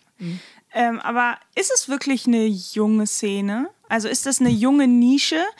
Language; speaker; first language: German; native; German